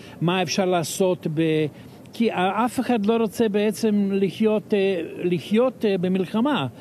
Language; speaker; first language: Hebrew; non-native, fluent; Serbian